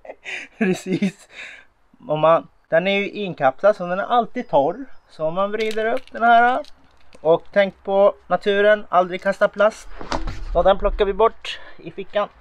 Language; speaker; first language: Swedish; non-native, fluent; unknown